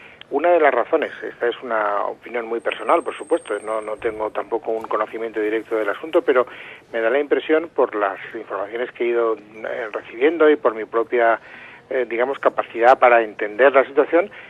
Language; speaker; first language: Spanish; native; Spanish